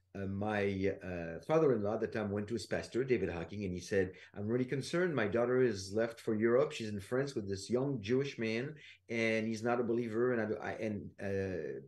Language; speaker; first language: English; non-native, fluent; French